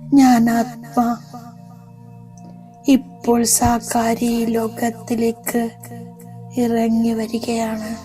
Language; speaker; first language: Malayalam; native; Malayalam